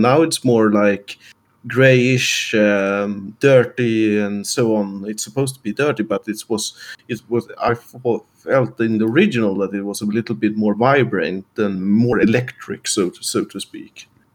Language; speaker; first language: English; non-native, fluent; Swedish